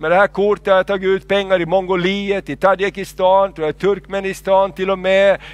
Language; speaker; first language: Swedish; non-native, fluent; Spanish